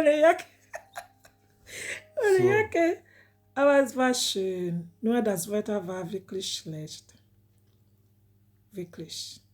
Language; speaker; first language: German; non-native, learner; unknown